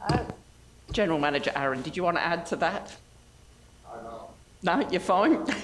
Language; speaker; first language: English; native; English